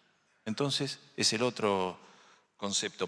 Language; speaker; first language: Spanish; native; Spanish